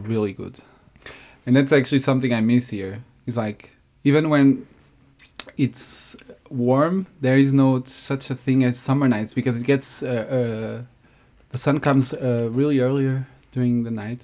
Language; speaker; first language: English; non-native, fluent; Portuguese